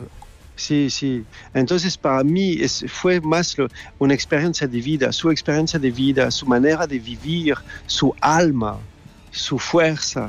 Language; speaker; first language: Spanish; non-native, learner; French